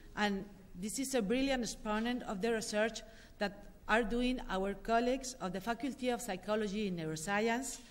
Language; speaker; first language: English; non-native, fluent; Spanish